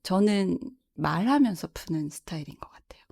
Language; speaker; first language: Korean; native; Korean